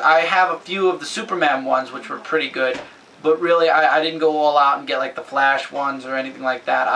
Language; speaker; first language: English; native; English